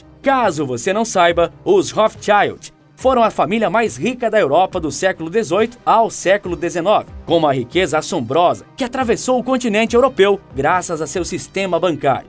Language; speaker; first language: Portuguese; native; Portuguese